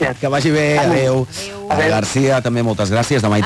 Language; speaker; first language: Catalan; native; Catalan